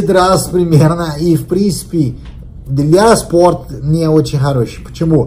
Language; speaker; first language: Russian; non-native, learner; Portuguese